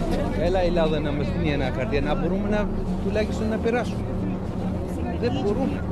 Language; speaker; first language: Greek; non-native, learner; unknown